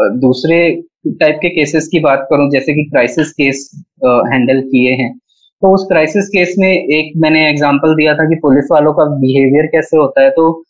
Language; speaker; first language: Hindi; native; Hindi